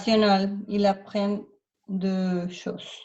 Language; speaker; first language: French; non-native, learner; Spanish